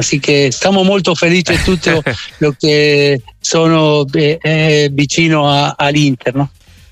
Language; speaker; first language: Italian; non-native, learner; Spanish